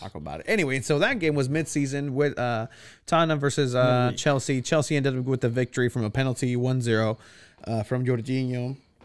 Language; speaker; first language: English; early bilingual, other home language; Spanish